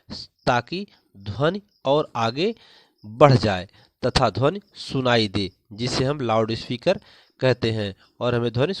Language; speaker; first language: Hindi; native; Hindi